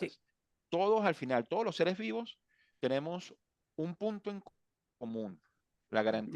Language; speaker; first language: Spanish; native; Spanish